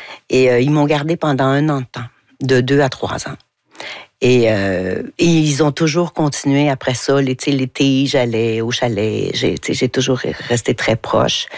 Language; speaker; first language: French; native; French